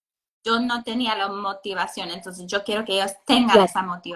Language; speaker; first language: Spanish; non-native, fluent; English